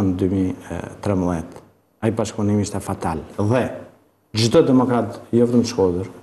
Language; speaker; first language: Albanian; native; Albanian